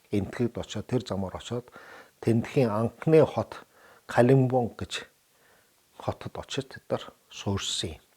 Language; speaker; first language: Mongolian; early bilingual, heritage; Mongolian